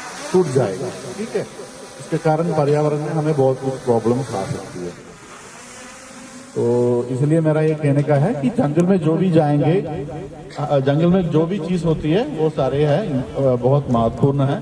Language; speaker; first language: Hindi; native; Hindi